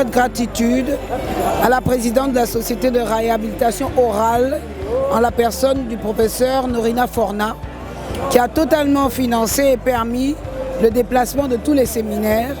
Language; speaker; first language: French; non-native, local second language; Arabic